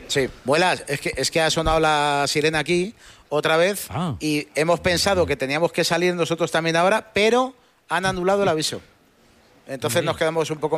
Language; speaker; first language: Spanish; native; Spanish